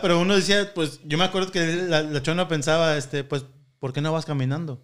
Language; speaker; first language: Spanish; early bilingual, heritage; Spanish